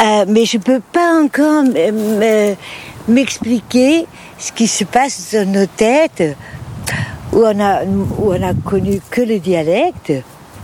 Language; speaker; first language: French; non-native, fluent; German